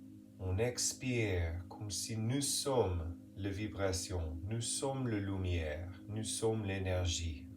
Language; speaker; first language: French; non-native, fluent; English